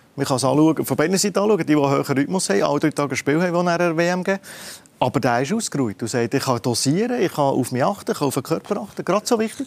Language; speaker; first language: German; native; German